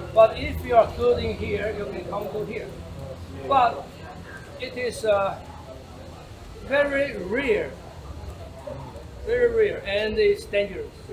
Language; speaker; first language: English; non-native, learner; Chinese